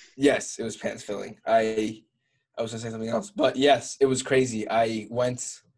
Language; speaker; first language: English; early bilingual, other home language; Spanish